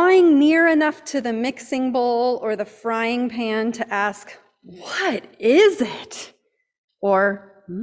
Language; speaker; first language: English; native; English